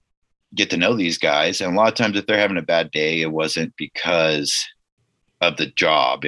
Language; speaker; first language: English; native; English